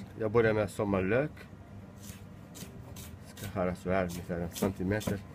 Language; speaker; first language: Swedish; non-native, learner; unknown